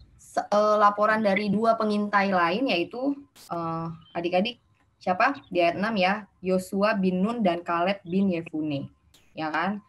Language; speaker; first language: Indonesian; native; Indonesian